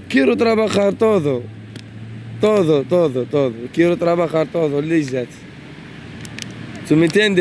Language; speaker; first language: Spanish; non-native, learner; Arabic